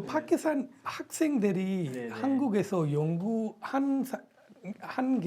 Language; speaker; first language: Korean; non-native, fluent; Punjabi